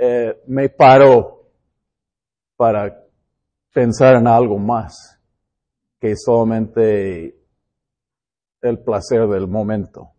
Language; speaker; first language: Spanish; non-native, fluent; English